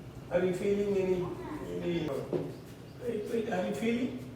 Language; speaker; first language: English; non-native, local second language; Tamil